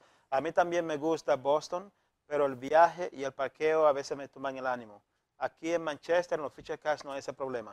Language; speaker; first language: Spanish; native; Spanish